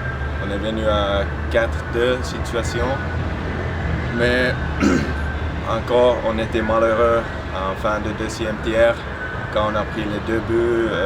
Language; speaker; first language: French; non-native, fluent; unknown